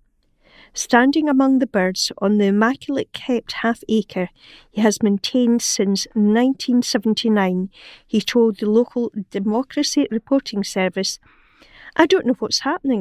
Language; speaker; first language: English; native; English